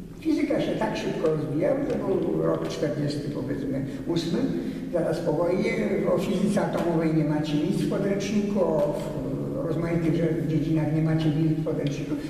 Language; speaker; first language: Polish; early bilingual, heritage; Polish